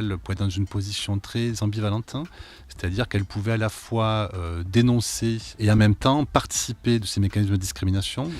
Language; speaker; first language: French; native; French